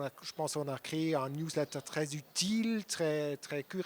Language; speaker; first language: French; non-native, local second language; German